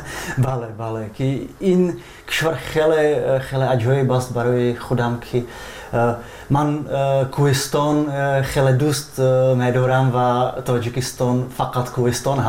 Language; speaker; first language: Persian; non-native, fluent; Czech